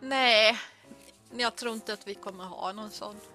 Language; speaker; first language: Swedish; native; Swedish